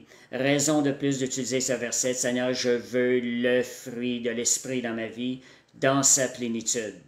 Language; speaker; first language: French; native; French